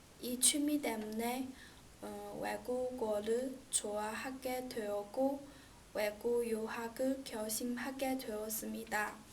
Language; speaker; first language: Korean; non-native, learner; Chinese